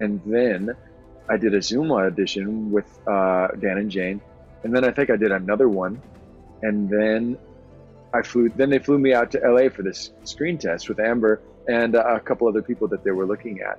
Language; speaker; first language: English; native; English